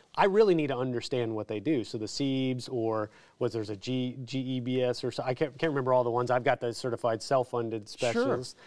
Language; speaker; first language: English; native; English